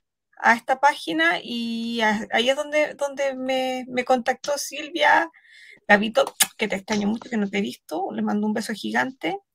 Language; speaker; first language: Spanish; native; Spanish